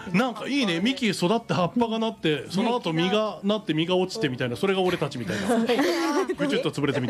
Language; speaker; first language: Japanese; native; Japanese